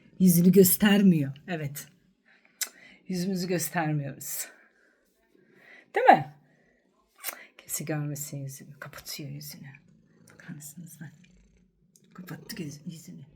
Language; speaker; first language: Turkish; early bilingual, heritage; Turkish